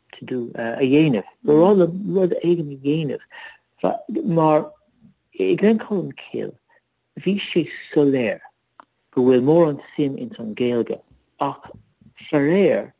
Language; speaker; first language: Irish; non-native, learner; English